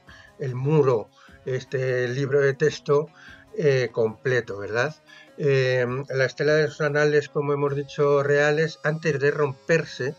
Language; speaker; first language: Spanish; native; Spanish